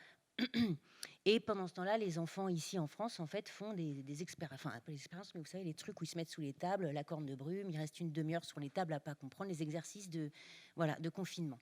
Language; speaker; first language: French; native; French